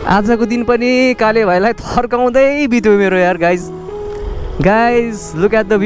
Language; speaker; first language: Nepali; native; Nepali